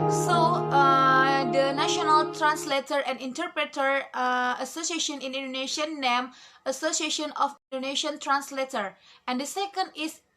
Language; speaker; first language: English; non-native, learner; Indonesian